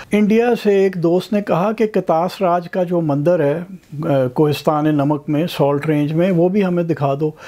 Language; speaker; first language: Urdu; non-native, local second language; Punjabi